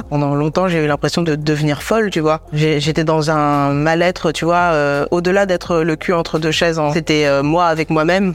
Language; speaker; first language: French; native; French